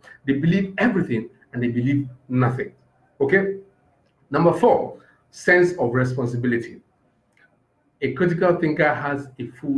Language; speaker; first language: English; non-native, local second language; Yoruba